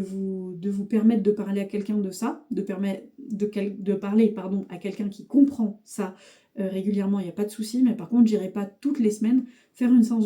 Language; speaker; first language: French; native; French